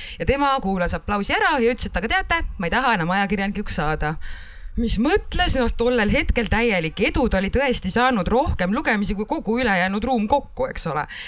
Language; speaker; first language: Estonian; non-native, local second language; Russian